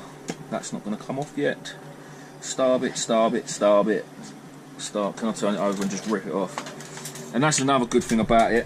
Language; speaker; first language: English; native; English